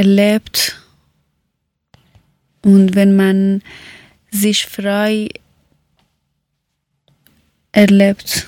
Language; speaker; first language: German; non-native, learner; Persian